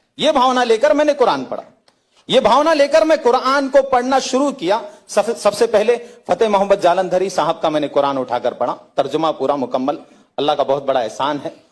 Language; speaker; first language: Hindi; native; Hindi